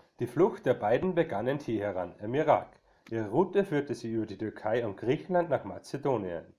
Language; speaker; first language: German; native; German